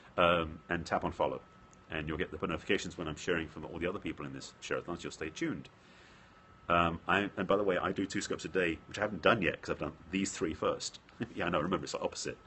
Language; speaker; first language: English; native; English